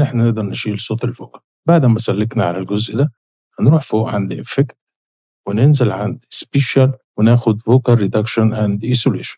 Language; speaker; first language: Arabic; native; Arabic